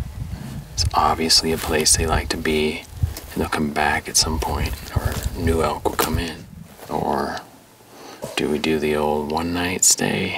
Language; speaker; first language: English; native; English